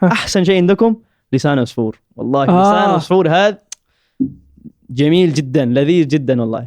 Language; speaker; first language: Arabic; non-native, learner; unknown